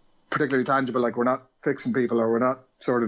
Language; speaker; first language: English; native; English